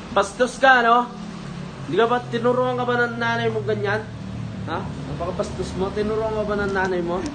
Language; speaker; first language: Filipino; non-native, local second language; Pampanga